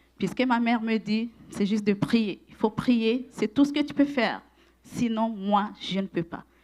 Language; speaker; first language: French; non-native, local second language; Rundi